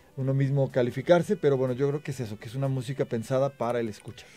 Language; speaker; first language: Spanish; native; Spanish